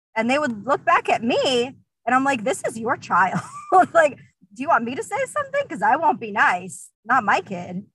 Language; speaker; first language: English; early bilingual, other home language; Russian